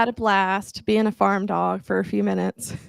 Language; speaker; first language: English; native; English